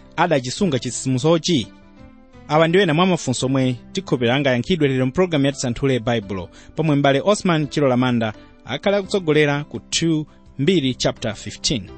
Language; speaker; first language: Nyanja; native; Nyanja